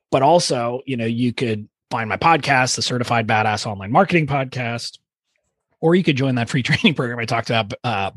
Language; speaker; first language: English; native; English